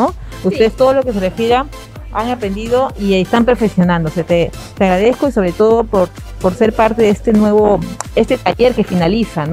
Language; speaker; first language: Spanish; native; Spanish